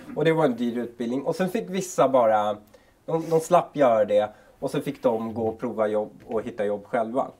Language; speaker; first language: Swedish; early bilingual, other home language; Persian